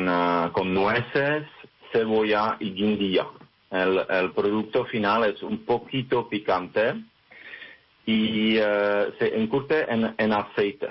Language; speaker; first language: Spanish; non-native, fluent; Czech